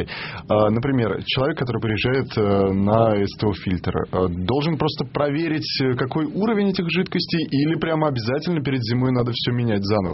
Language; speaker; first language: Russian; native; Russian